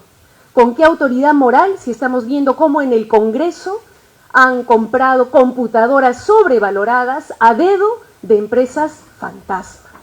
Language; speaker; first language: Spanish; native; Spanish